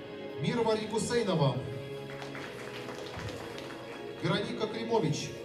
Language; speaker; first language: Russian; native; Russian